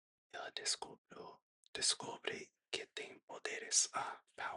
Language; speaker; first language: Portuguese; non-native, learner; English